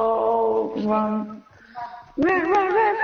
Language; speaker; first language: English; non-native, learner; Greek